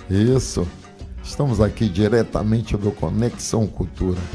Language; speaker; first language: Portuguese; native; Portuguese